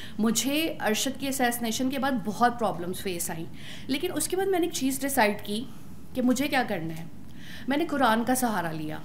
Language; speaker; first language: Urdu; native; Urdu